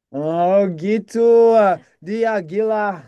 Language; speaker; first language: Indonesian; non-native, learner; English